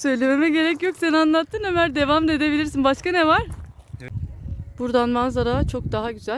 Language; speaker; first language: Turkish; native; Turkish